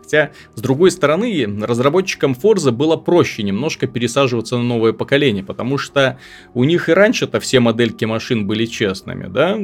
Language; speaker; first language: Russian; native; Russian